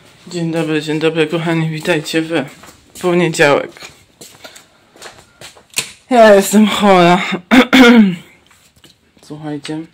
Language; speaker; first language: Polish; native; Polish